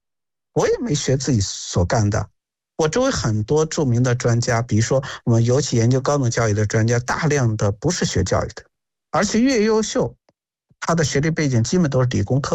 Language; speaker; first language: Chinese; native; Chinese